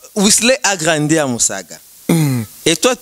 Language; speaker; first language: French; non-native, local second language; Rundi